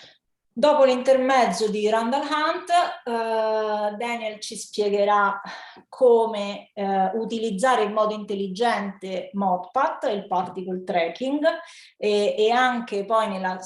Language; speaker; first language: Italian; native; Italian